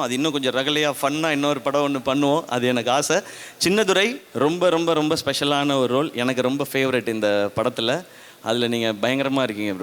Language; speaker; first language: Tamil; native; Tamil